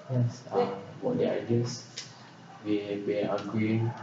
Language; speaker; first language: English; non-native, local second language; Malay